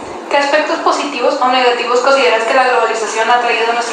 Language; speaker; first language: Spanish; native; Spanish